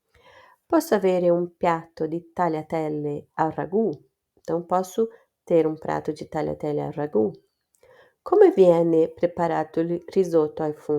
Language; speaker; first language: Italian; non-native, fluent; Portuguese